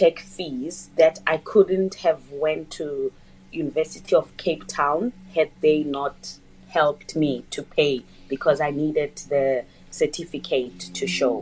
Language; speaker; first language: English; non-native, local second language; Northern Sotho